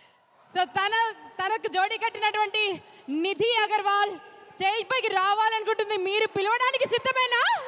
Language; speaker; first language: Telugu; native; Telugu